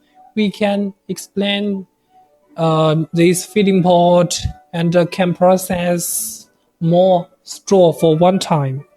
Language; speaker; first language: English; non-native, learner; Chinese